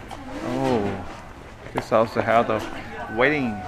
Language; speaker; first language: English; non-native, fluent; Korean